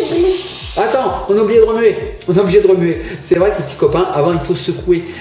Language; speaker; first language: French; native; French